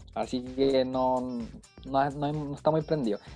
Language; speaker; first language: Spanish; native; Spanish